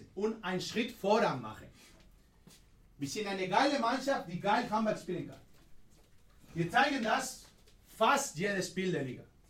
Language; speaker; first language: German; non-native, fluent; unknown